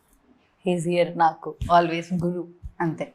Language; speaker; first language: Telugu; non-native, learner; Malayalam